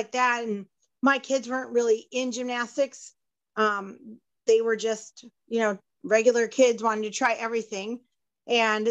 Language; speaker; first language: English; native; English